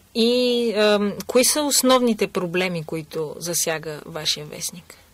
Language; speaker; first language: Bulgarian; native; Bulgarian